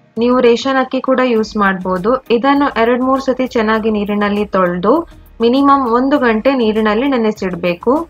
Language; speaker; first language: Kannada; non-native, local second language; Konkani